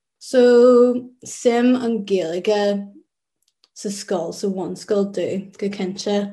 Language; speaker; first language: Irish; non-native, local second language; English